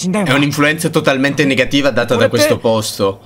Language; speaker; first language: Italian; native; Italian